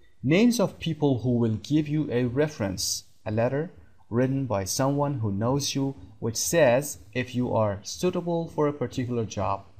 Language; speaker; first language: English; non-native, fluent; Persian